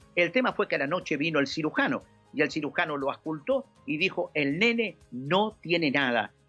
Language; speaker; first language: Spanish; native; Spanish